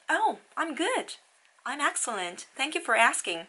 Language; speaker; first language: English; non-native, fluent; Korean